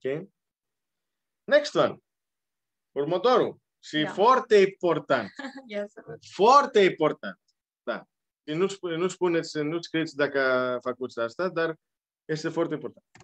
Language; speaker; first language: Romanian; non-native, learner; Greek